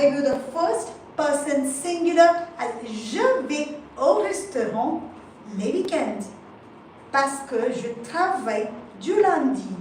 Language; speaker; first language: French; non-native, fluent; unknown